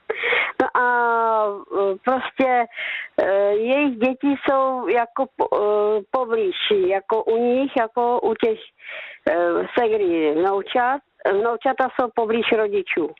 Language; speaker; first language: Czech; native; Czech